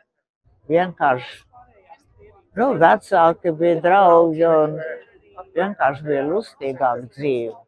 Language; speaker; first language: Latvian; early bilingual, heritage; Latvian